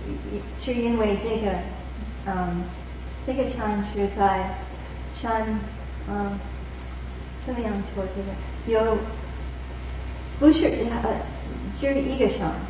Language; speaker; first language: Chinese; non-native, fluent; English